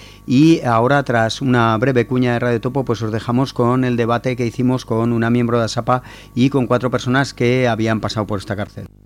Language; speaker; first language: Spanish; native; Spanish